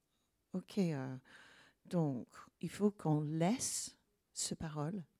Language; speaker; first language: French; non-native, learner; English